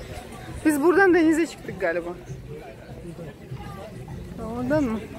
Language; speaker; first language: Turkish; non-native, fluent; Russian